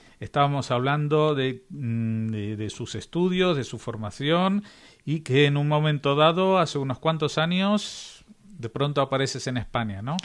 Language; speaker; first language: Spanish; native; Spanish